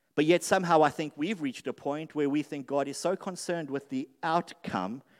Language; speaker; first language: English; native; English